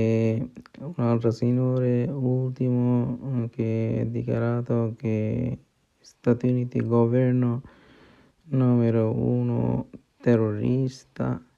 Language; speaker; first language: Italian; non-native, learner; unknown